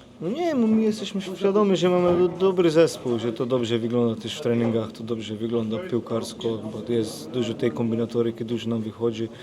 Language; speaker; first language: Polish; non-native, fluent; Slovenian